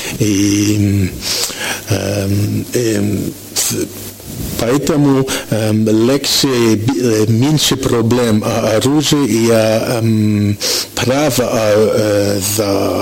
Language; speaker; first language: Russian; non-native, learner; French